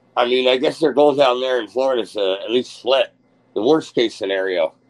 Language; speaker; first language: English; native; English